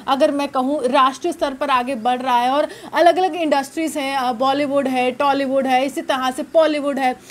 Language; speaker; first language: Hindi; non-native, local second language; Dogri